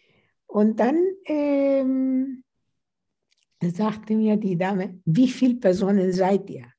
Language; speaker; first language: German; non-native, fluent; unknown